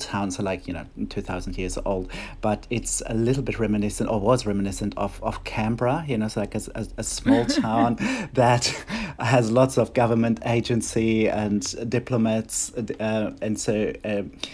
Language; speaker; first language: English; non-native, fluent; German